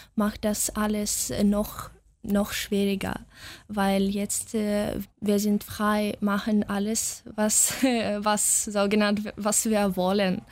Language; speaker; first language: German; non-native, fluent; Russian